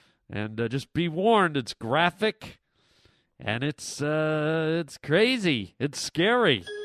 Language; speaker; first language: English; native; English